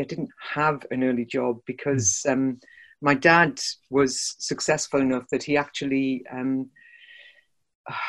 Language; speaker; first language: English; native; English